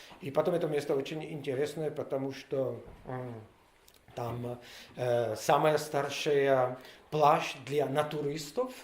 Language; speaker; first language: Russian; non-native, learner; Czech